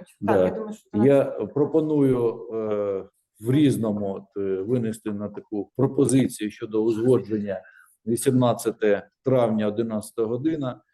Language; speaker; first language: Ukrainian; native; Ukrainian